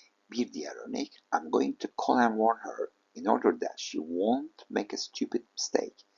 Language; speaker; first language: English; non-native, fluent; Turkish